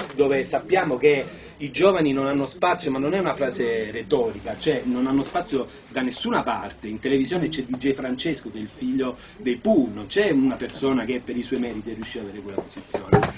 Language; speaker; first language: Italian; native; Italian